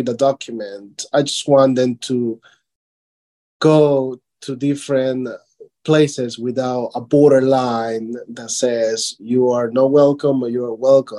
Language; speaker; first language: English; non-native, fluent; Spanish